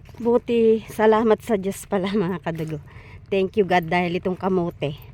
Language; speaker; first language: Filipino; non-native, local second language; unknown